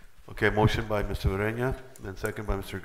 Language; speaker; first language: English; native; English